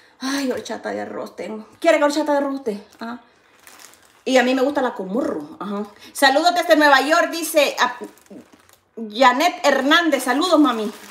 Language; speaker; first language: Spanish; native; Spanish